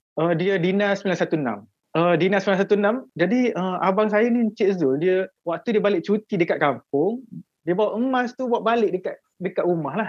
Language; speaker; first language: Malay; native; Malay